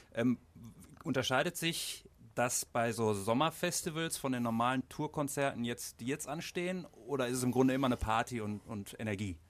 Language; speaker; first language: German; native; German